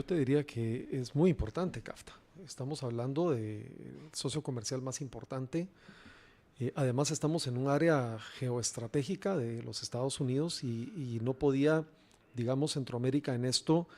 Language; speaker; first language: Spanish; native; Spanish